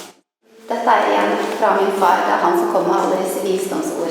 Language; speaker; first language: Norwegian; early bilingual, other home language; Vietnamese